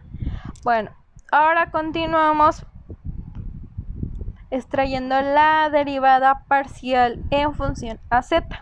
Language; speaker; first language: Spanish; native; Spanish